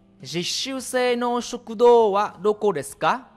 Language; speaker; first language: Japanese; non-native, fluent; Vietnamese